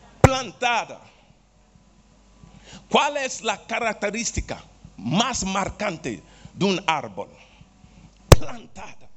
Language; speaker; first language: Spanish; non-native, learner; Portuguese